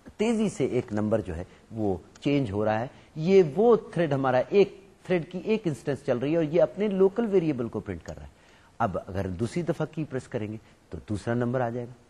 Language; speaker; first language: Urdu; native; Urdu